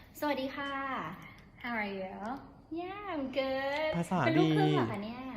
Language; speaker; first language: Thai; native; Thai